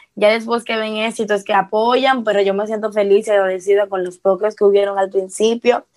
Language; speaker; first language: Spanish; native; Spanish